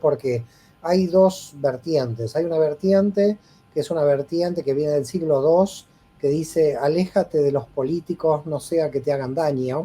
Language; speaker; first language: Spanish; native; Spanish